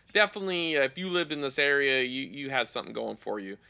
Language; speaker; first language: English; native; English